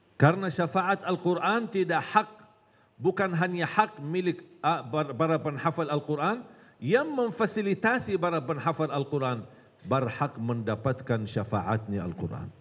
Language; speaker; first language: Indonesian; non-native, fluent; Arabic